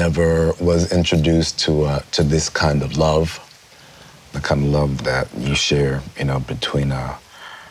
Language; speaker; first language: English; native; English